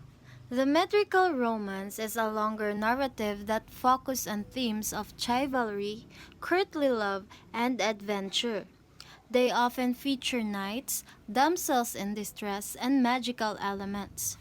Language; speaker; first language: English; non-native, fluent; Filipino